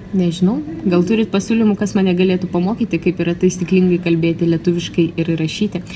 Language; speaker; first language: Lithuanian; non-native, local second language; Russian